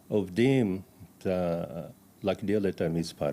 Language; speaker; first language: Hebrew; non-native, fluent; English